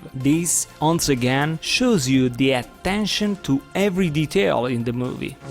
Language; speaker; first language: English; non-native, fluent; Italian